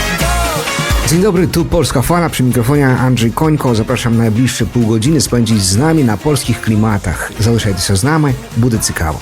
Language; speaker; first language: Polish; early bilingual, heritage; Polish